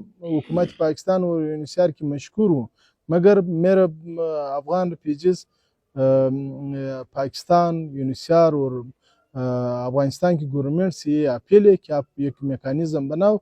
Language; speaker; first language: Hindi; non-native, fluent; Pashto